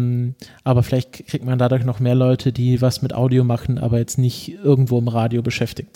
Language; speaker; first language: German; native; German